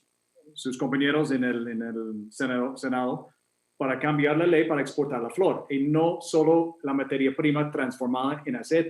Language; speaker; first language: Spanish; non-native, fluent; English